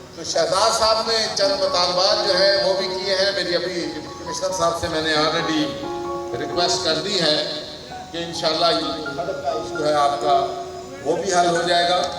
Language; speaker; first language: Urdu; non-native, local second language; Punjabi